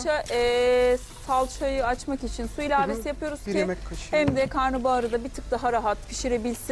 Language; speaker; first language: Turkish; native; Turkish